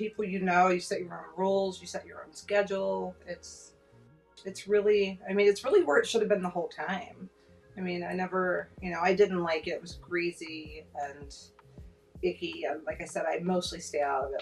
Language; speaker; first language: English; native; English